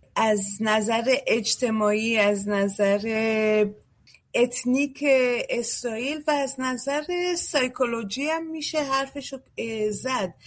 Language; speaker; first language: Persian; early bilingual, heritage; Persian